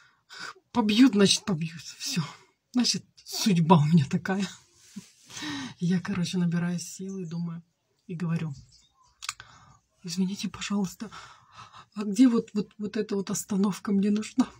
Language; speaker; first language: Russian; native; Russian